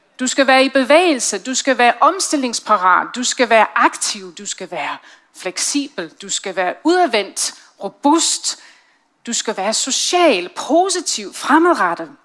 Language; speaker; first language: Danish; non-native, fluent; English